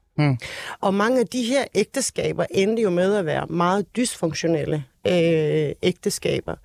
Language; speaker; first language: Danish; early bilingual, other home language; Turkish